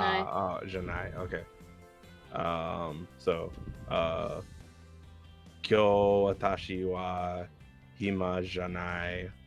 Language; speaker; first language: Japanese; non-native, learner; English